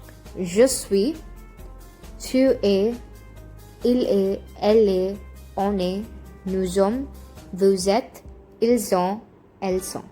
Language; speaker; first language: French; non-native, fluent; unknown